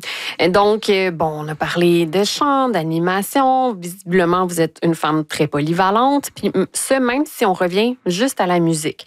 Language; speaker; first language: French; native; French